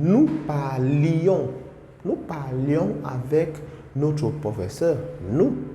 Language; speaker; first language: French; non-native, fluent; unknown